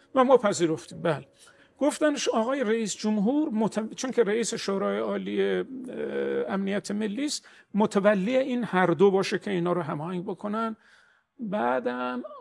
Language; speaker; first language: Persian; early bilingual, heritage; Persian